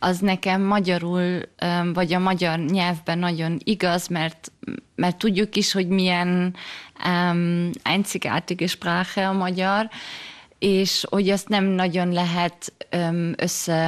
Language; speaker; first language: Hungarian; early bilingual, heritage; German